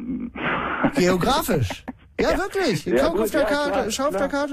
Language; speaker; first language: German; native; German